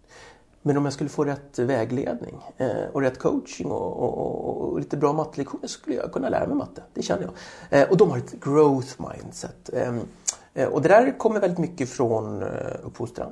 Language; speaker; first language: Swedish; native; Swedish